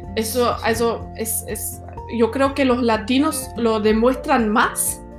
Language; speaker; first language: Spanish; non-native, fluent; German